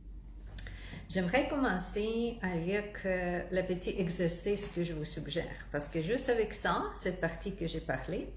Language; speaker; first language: French; non-native, fluent; Russian